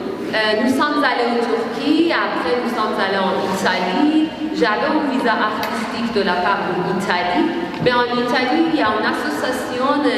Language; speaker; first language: French; non-native, learner; Persian